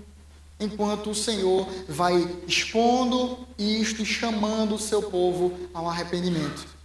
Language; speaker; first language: Portuguese; native; Portuguese